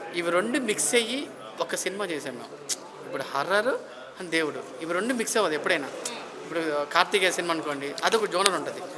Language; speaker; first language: Telugu; native; Telugu